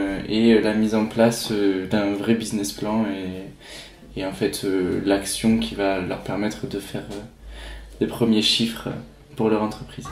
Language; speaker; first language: French; native; French